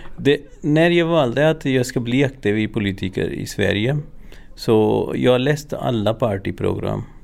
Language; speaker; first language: Swedish; non-native, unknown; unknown